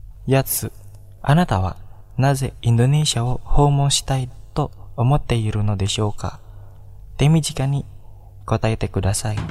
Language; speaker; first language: Japanese; non-native, fluent; Indonesian